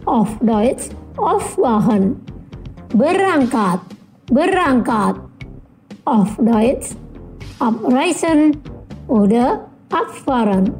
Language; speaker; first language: German; non-native, fluent; Indonesian